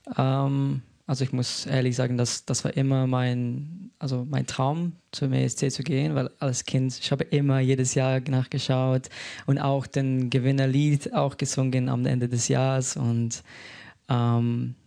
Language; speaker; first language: German; non-native, learner; Slovenian